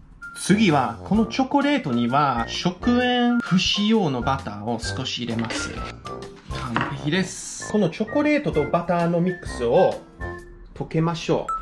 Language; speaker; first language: Japanese; non-native, fluent; English